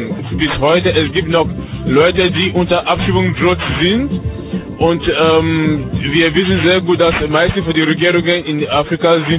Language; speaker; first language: German; non-native, learner; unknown